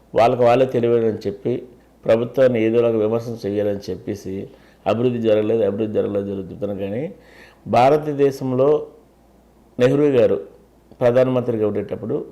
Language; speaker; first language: Telugu; native; Telugu